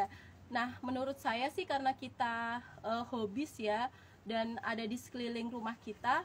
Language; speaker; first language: Indonesian; native; Indonesian